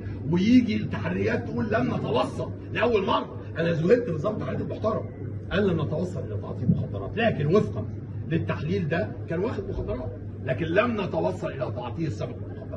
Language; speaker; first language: Arabic; native; Arabic